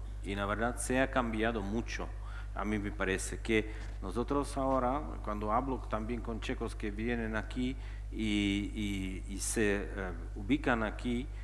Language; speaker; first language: Spanish; non-native, fluent; Czech